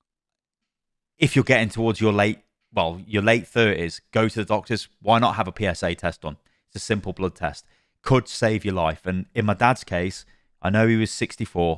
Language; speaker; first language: English; native; English